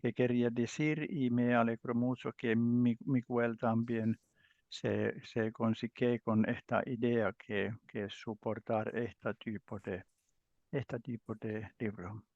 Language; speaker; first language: Spanish; non-native, learner; Finnish